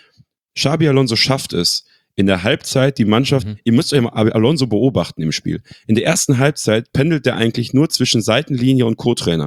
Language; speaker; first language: German; native; German